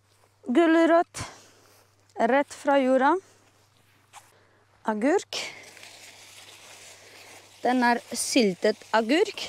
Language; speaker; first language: Norwegian; non-native, fluent; Romanian